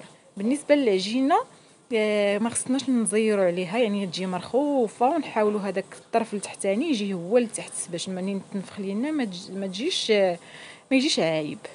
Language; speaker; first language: Arabic; native; Arabic